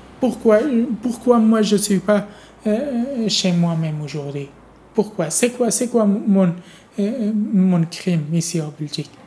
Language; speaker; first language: French; non-native, learner; Persian